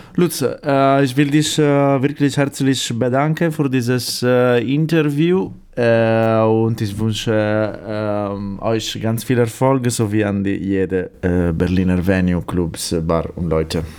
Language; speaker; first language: German; non-native, fluent; Italian